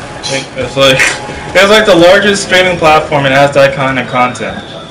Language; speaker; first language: English; native; English